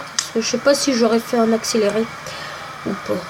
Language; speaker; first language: French; native; French